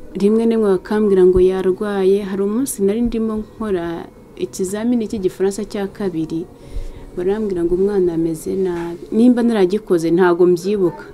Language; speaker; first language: Kinyarwanda; native; Kinyarwanda